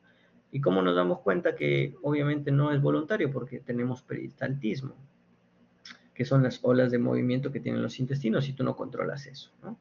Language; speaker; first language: Spanish; native; Spanish